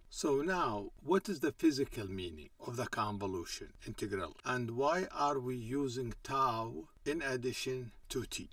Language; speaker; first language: English; non-native, fluent; Arabic